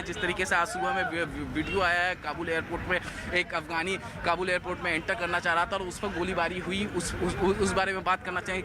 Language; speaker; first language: Hindi; native; Hindi